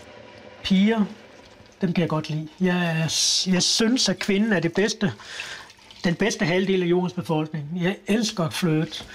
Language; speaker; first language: Danish; native; Danish